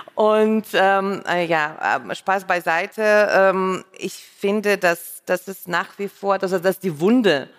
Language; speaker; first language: German; non-native, fluent; Russian